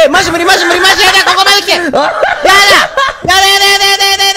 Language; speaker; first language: Japanese; native; Japanese